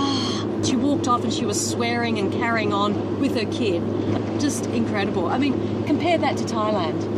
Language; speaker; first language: English; native; English